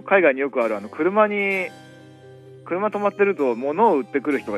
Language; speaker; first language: Japanese; native; Japanese